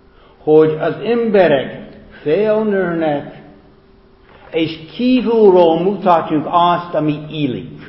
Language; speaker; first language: Hungarian; non-native, fluent; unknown